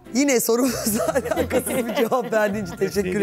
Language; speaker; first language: Turkish; native; Turkish